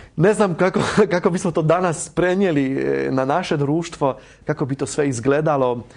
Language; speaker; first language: Croatian; non-native, fluent; Polish